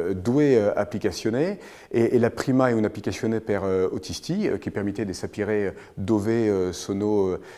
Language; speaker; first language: Italian; non-native, fluent; French